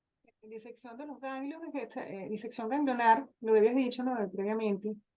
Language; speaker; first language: Spanish; native; Spanish